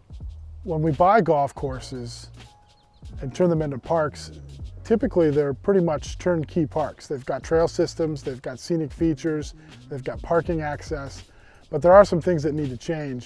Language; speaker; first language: English; native; English